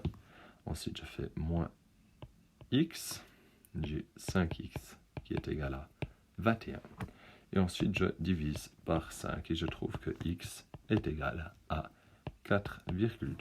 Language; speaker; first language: French; native; French